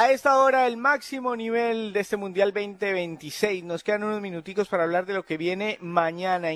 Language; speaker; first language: Spanish; native; Spanish